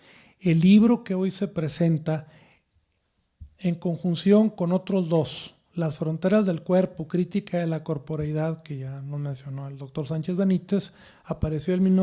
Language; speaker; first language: Spanish; native; Spanish